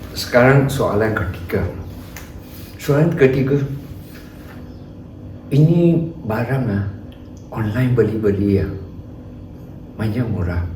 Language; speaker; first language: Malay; non-native, local second language; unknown